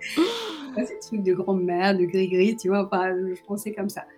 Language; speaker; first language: French; early bilingual, other home language; Sinhala